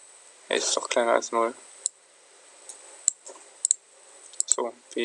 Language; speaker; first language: German; native; German